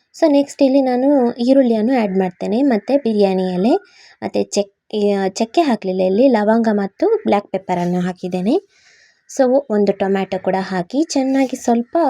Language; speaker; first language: Kannada; native; Kannada